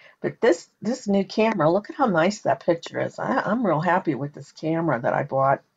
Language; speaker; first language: English; native; English